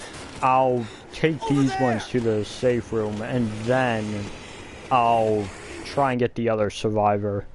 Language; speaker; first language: English; native; English